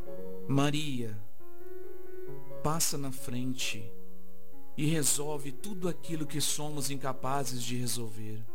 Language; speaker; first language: Portuguese; native; Portuguese